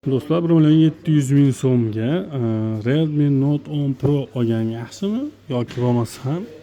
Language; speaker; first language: Uzbek; native; Uzbek